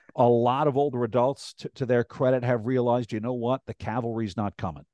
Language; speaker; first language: English; native; English